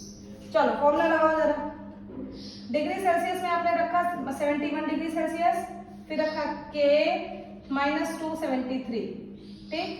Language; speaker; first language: Hindi; native; Hindi